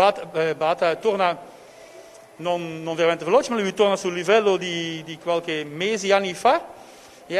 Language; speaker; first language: Italian; non-native, fluent; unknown